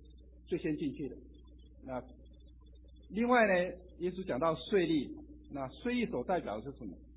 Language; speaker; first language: Chinese; native; Chinese